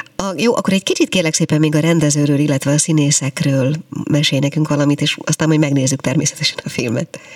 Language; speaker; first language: Hungarian; native; Hungarian